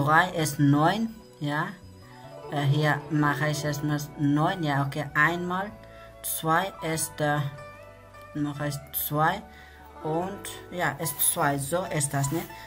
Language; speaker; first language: German; non-native, learner; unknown